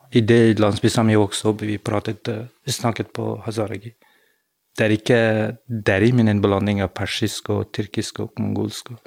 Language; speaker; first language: Norwegian; non-native, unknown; Hazaragi